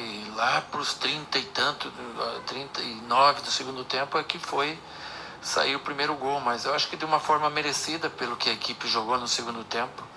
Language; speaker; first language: Portuguese; native; Portuguese